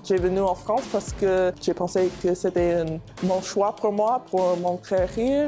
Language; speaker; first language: French; non-native, learner; English